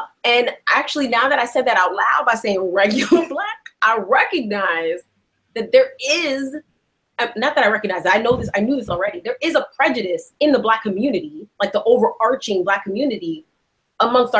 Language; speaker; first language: English; early bilingual, other home language; Spanish